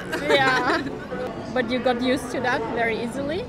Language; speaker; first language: English; non-native, fluent; German